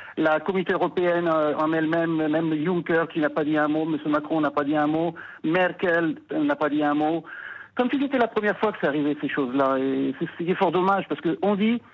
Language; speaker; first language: French; non-native, fluent; Italian